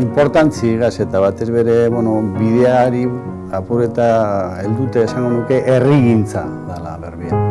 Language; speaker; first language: Basque; native; Basque